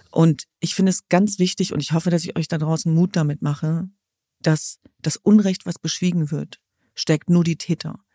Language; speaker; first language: German; early bilingual, other home language; Kurdish